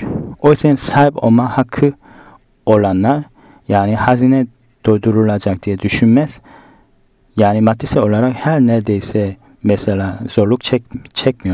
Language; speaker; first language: Turkish; non-native, fluent; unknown